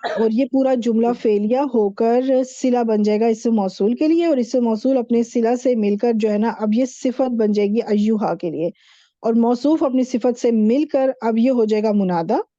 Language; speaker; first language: Urdu; native; Urdu